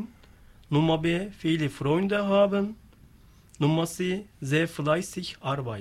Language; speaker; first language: German; non-native, learner; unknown